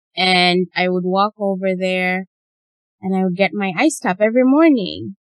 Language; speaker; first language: English; non-native, local second language; Ganda